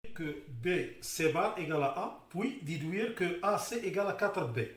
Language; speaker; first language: French; non-native, local second language; Arabic